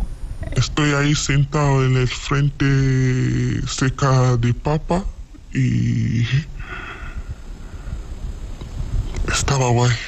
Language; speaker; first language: Spanish; non-native, learner; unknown